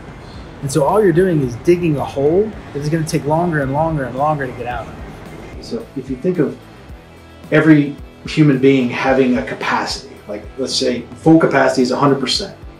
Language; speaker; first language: English; native; English